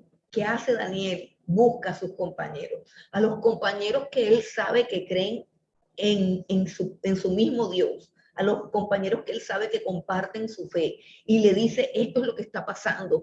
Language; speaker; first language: Spanish; native; Spanish